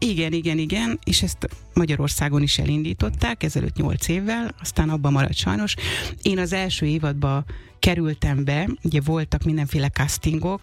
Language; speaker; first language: Hungarian; native; Hungarian